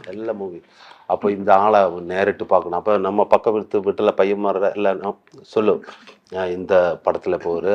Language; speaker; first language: Tamil; non-native, learner; Malayalam